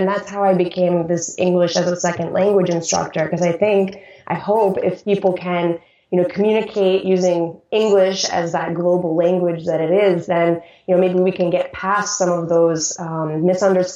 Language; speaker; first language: English; native; English